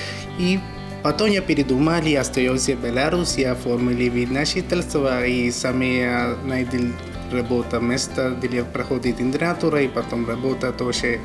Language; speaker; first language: Russian; non-native, learner; Malayalam